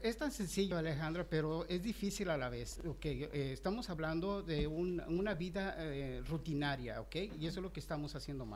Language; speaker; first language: Spanish; native; Spanish